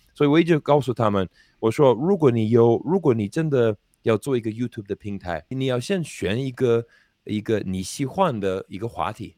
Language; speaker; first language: Chinese; non-native, fluent; English